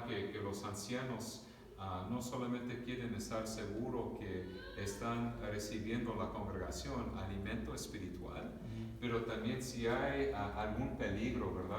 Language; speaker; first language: Spanish; early bilingual, other home language; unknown